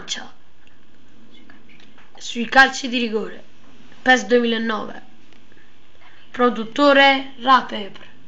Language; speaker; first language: Italian; native; Italian